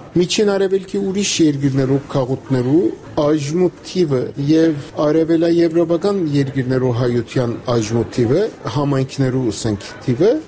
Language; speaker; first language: Armenian; native; Armenian